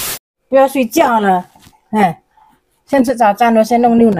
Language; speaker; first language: Chinese; non-native, learner; Indonesian